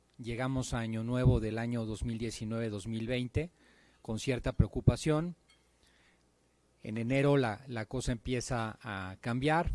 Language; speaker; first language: Spanish; native; Spanish